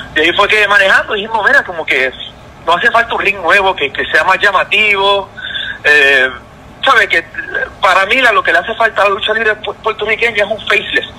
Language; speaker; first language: Spanish; native; Spanish